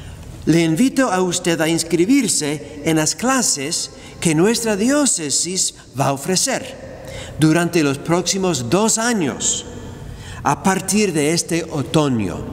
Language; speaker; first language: Spanish; non-native, fluent; English